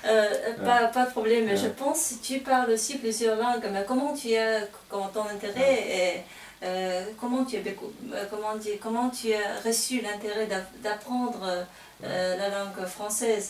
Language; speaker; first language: French; non-native, fluent; Kazakh